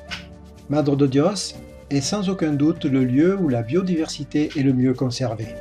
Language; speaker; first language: French; native; French